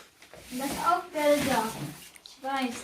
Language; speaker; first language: German; non-native, learner; Filipino